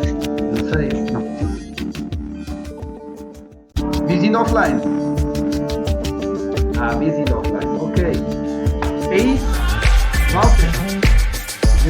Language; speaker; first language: German; non-native, learner; Portuguese